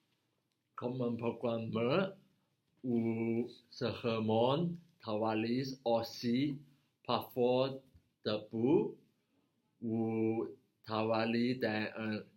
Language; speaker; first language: French; non-native, learner; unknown